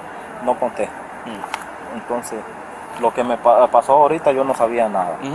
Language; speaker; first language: Spanish; native; Spanish